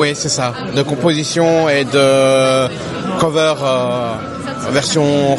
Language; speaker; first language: French; native; French